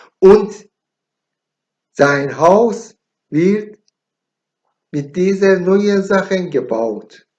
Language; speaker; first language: German; non-native, learner; Persian